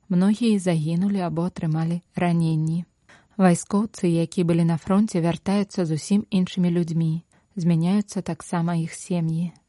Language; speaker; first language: Belarusian; native; Belarusian